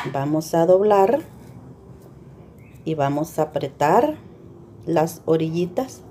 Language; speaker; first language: Spanish; native; Spanish